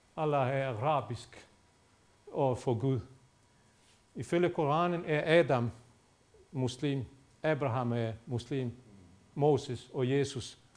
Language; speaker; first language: Danish; non-native, fluent; Bosnian